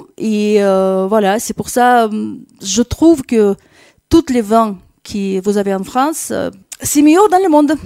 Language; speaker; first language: French; non-native, fluent; Russian